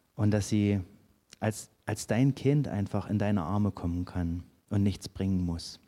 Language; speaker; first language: German; native; German